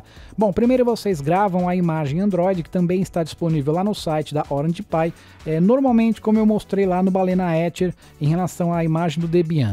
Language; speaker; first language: Portuguese; native; Portuguese